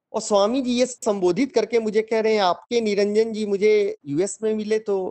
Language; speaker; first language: Hindi; native; Hindi